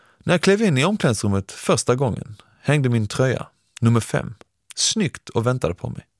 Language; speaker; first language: Swedish; early bilingual, other home language; Persian